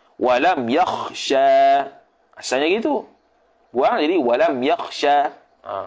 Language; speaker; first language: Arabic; non-native, fluent; Malay